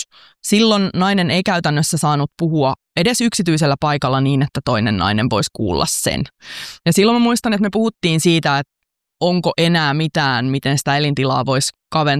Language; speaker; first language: Finnish; native; Finnish